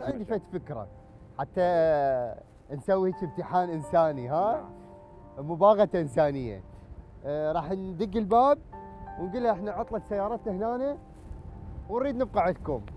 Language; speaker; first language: Arabic; native; Arabic